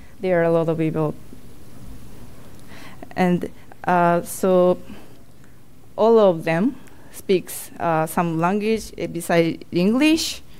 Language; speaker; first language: English; non-native, learner; Japanese